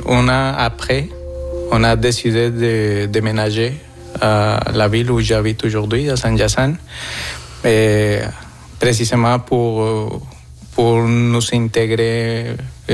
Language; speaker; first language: French; non-native, fluent; Spanish